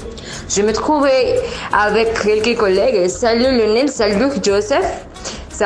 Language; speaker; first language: French; non-native, learner; Spanish